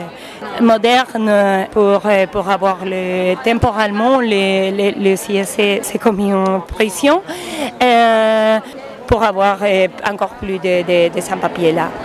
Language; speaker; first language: French; non-native, learner; Spanish